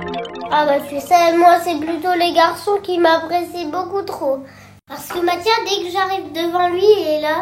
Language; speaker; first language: French; native; French